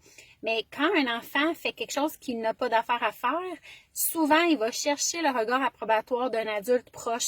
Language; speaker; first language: French; native; French